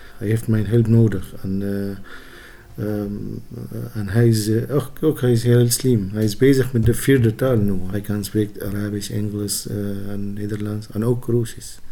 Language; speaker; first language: Dutch; non-native, learner; Arabic